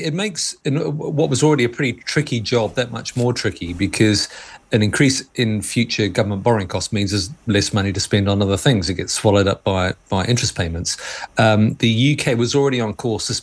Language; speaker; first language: English; native; English